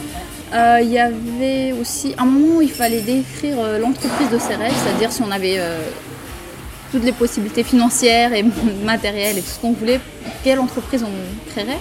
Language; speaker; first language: French; early bilingual, other home language; Romanian